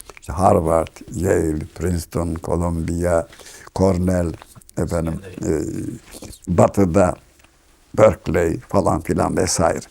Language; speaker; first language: Turkish; native; Turkish